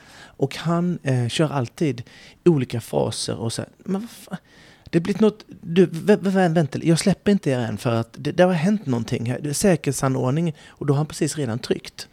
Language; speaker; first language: Swedish; native; Swedish